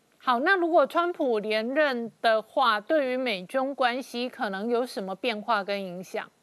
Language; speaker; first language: Chinese; native; Chinese